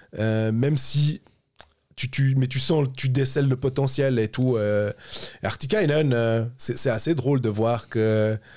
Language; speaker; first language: French; native; French